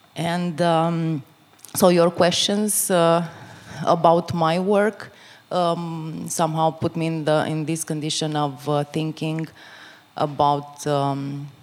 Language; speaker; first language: English; non-native, fluent; Romanian